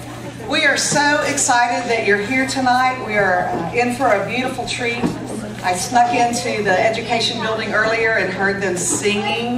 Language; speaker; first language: English; native; English